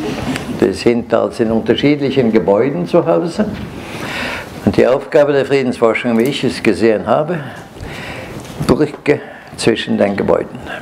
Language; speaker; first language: German; non-native, fluent; Norwegian